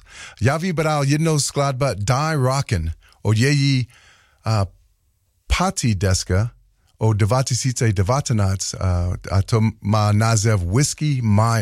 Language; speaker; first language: Czech; non-native, learner; English